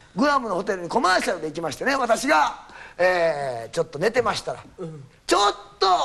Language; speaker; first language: Japanese; native; Japanese